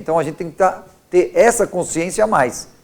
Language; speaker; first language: Portuguese; native; Portuguese